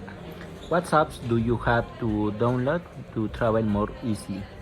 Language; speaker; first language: English; non-native, learner; Spanish